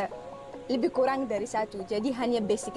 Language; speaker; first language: Indonesian; non-native, fluent; Arabic